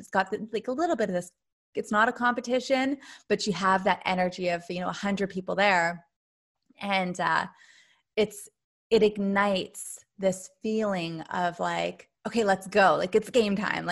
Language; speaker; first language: English; native; English